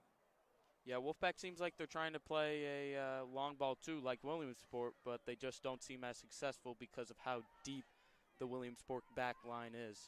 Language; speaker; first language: English; native; English